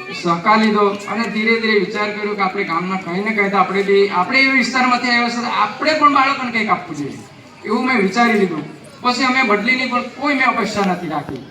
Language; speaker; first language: Gujarati; non-native, local second language; Kukna